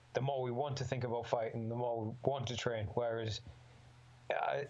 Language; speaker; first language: English; native; English